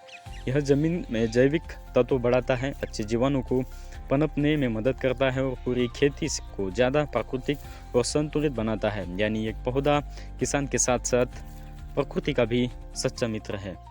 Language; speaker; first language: Hindi; native; Hindi